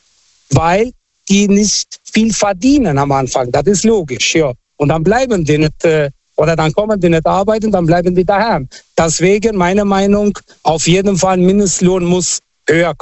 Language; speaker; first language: German; non-native, fluent; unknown